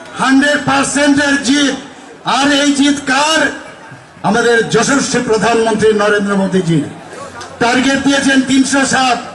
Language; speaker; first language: Bangla; native; Bangla